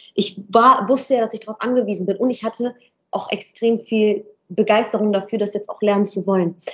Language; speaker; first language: German; early bilingual, other home language; Arabic